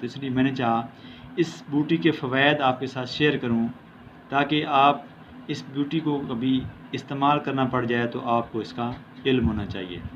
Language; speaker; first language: Urdu; non-native, local second language; Punjabi